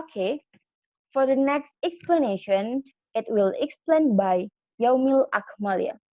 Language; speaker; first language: English; non-native, learner; Indonesian